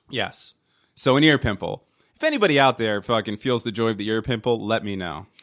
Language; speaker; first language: English; native; English